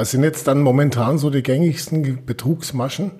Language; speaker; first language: German; native; German